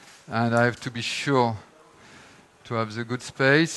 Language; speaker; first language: English; non-native, fluent; French